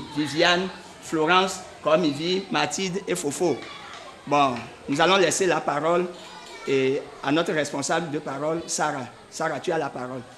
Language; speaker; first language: French; native; French